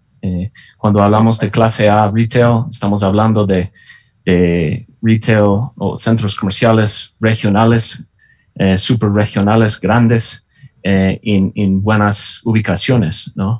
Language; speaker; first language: Spanish; non-native, fluent; English